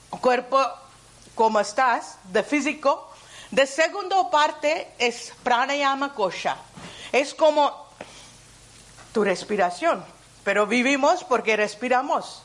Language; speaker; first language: Spanish; non-native, learner; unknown